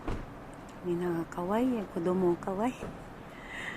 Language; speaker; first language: Japanese; non-native, learner; Filipino